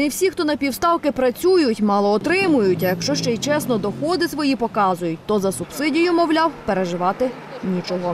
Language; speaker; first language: Ukrainian; native; Ukrainian